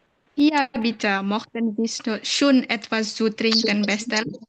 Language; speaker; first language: German; non-native, learner; Indonesian